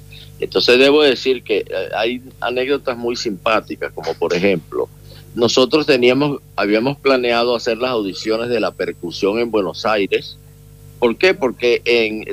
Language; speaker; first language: Spanish; native; Spanish